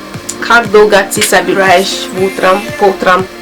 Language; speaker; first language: Russian; non-native, learner; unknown